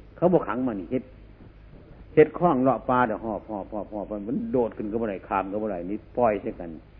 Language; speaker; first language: Thai; native; Thai